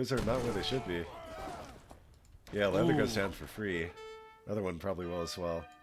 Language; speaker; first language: English; native; English